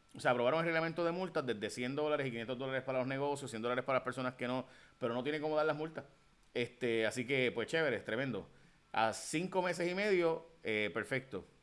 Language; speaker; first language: Spanish; early bilingual, heritage; Spanish